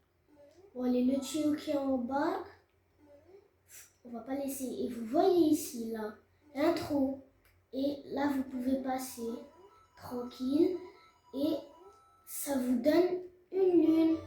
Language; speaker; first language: French; native; French